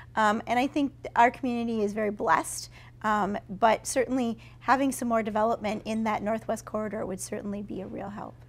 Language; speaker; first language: English; native; English